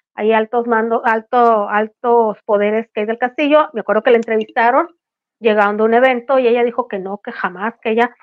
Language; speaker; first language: Spanish; native; Spanish